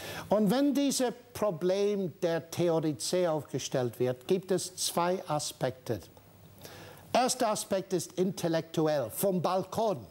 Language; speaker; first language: German; non-native, fluent; English